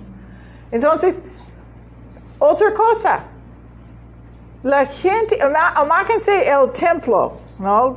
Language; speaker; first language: Spanish; non-native, learner; English